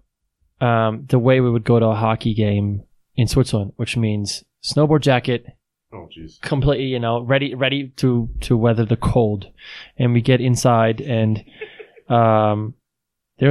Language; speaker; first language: English; non-native, fluent; Swiss German